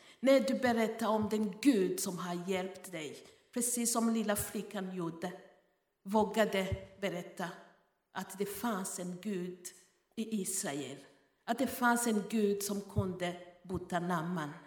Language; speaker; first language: Swedish; non-native, fluent; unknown